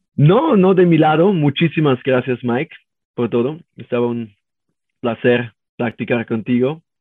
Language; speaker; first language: Spanish; non-native, learner; German